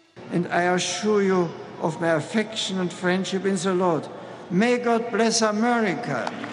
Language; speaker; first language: English; non-native, fluent; German